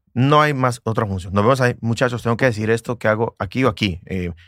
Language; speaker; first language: Spanish; native; Spanish